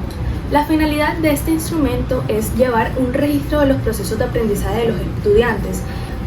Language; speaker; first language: Spanish; native; Spanish